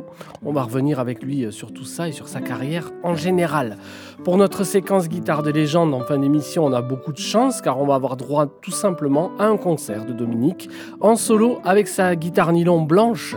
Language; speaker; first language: French; native; French